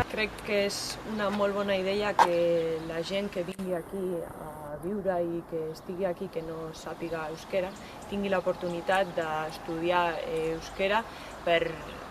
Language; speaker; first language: Catalan; non-native, fluent; Basque